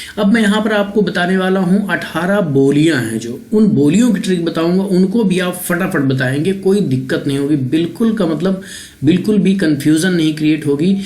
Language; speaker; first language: Hindi; native; Hindi